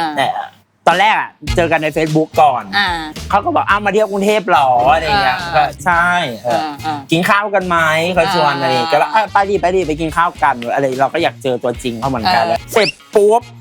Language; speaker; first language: Thai; native; Thai